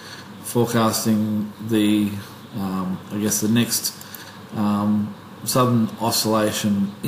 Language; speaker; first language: English; native; English